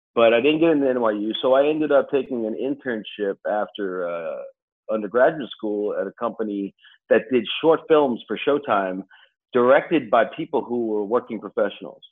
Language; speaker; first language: English; early bilingual, other home language; Filipino